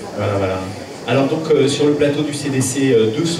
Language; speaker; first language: French; native; French